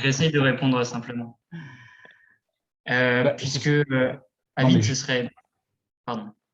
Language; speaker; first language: French; native; French